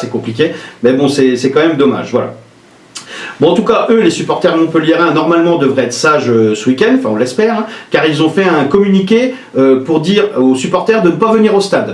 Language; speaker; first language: French; native; French